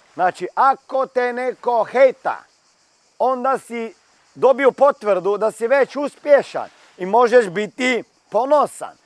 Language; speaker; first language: Croatian; early bilingual, heritage; Croatian